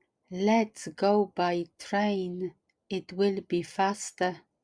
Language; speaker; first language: English; non-native, fluent; Polish